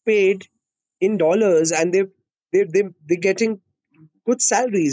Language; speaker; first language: English; non-native, local second language; Hindi